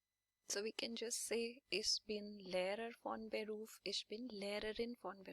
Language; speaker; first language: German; non-native, fluent; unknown